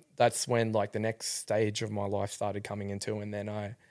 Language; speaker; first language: English; native; English